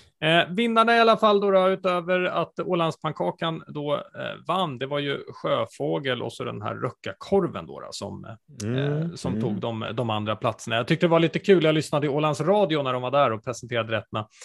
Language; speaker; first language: Swedish; native; Swedish